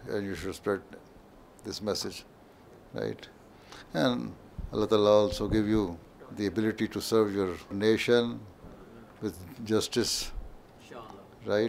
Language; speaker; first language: English; non-native, local second language; Urdu